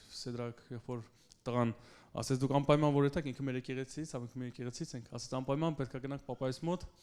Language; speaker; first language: Armenian; early bilingual, heritage; Russian